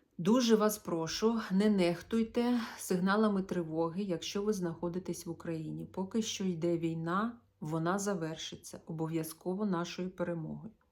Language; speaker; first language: Ukrainian; non-native, local second language; Russian